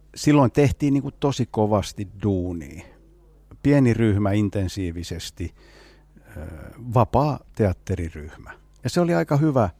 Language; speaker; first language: Finnish; non-native, local second language; Swedish